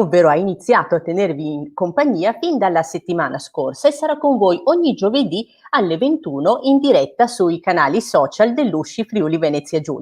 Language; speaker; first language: Italian; native; Italian